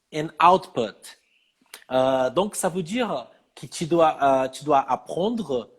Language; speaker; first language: French; non-native, fluent; Portuguese